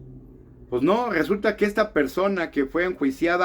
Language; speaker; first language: Spanish; native; Spanish